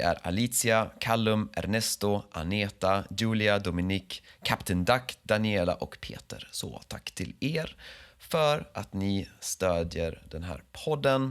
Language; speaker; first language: Swedish; native; Swedish